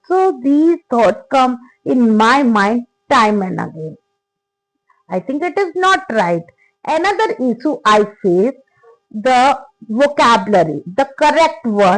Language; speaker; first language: English; non-native, learner; Hindi